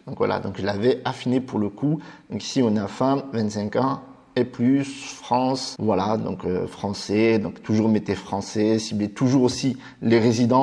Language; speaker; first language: French; native; French